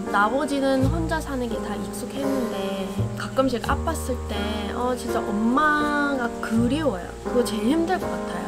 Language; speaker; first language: Korean; non-native, fluent; English